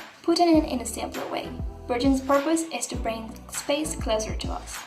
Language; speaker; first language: English; non-native, fluent; Spanish